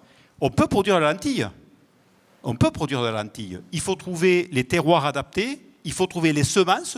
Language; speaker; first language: French; native; French